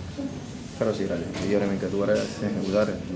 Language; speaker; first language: Russian; non-native, learner; Spanish